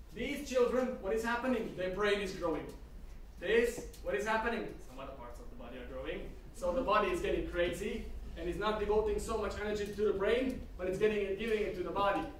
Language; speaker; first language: English; non-native, fluent; Slovak